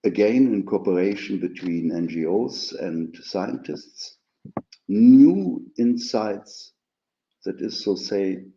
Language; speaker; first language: English; non-native, fluent; German